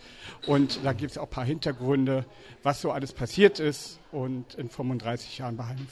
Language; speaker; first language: German; native; German